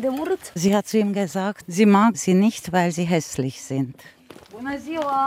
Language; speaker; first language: German; non-native, fluent; Romanian